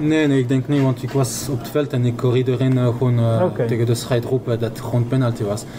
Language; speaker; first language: Dutch; non-native, fluent; French